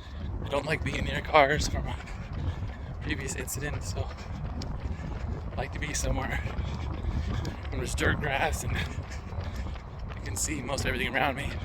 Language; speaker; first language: English; native; English